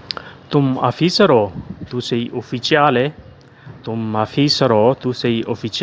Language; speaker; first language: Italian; non-native, learner; Urdu